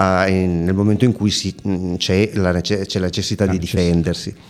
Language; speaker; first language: Italian; native; Italian